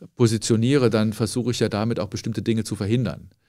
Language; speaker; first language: German; native; German